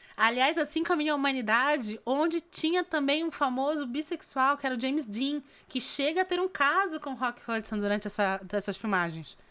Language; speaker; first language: Portuguese; native; Portuguese